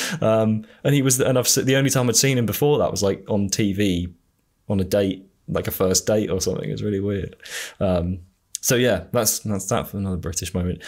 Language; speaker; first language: English; native; English